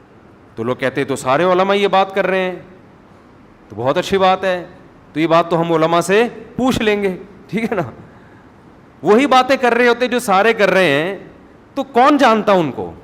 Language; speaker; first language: Urdu; native; Urdu